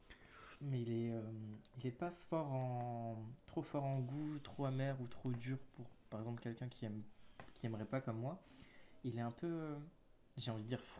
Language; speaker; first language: French; non-native, fluent; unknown